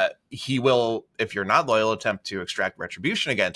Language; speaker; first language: English; native; English